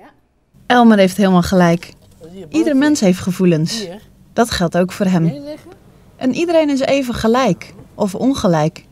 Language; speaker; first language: Dutch; native; Dutch